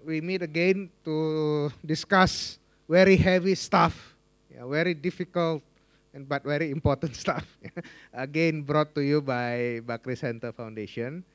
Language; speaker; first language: English; non-native, fluent; Indonesian